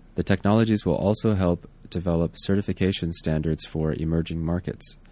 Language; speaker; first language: English; native; English